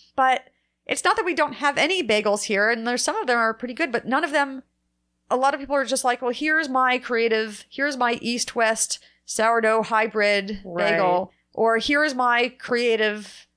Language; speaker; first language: English; native; English